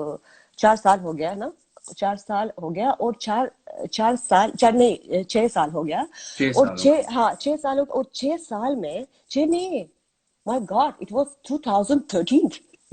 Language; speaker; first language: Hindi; non-native, learner; Azerbaijani